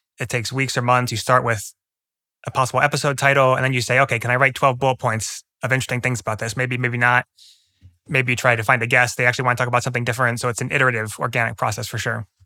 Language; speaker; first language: English; native; English